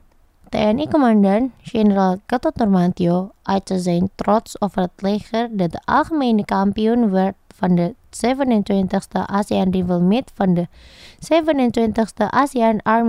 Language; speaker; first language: Dutch; non-native, fluent; Indonesian